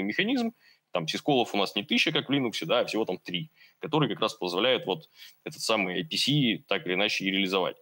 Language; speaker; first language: Russian; native; Russian